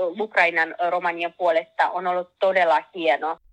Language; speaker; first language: Finnish; non-native, learner; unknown